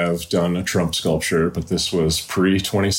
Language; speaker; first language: English; native; English